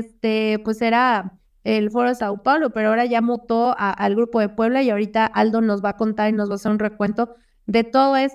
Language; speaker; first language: Spanish; native; Spanish